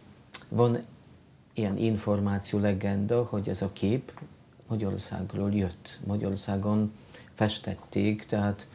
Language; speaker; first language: Hungarian; non-native, fluent; Polish